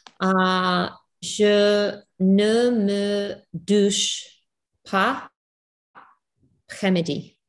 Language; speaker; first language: French; non-native, learner; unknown